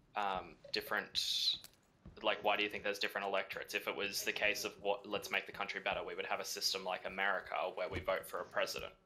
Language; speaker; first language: English; native; English